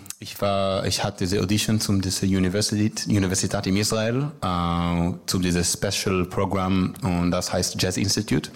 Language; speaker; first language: German; non-native, learner; Hebrew